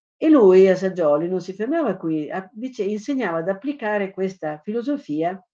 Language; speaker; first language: Italian; native; Italian